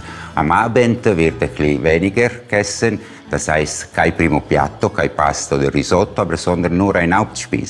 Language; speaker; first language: German; non-native, fluent; Italian